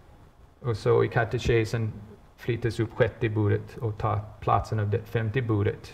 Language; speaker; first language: Swedish; non-native, fluent; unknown